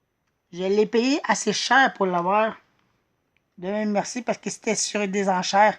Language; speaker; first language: French; native; French